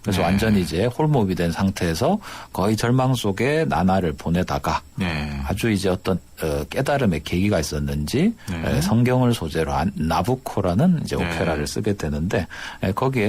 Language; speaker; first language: Korean; native; Korean